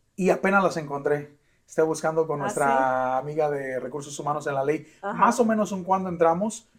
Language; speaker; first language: Spanish; native; Spanish